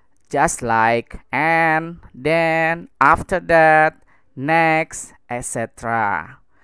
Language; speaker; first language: English; non-native, fluent; Indonesian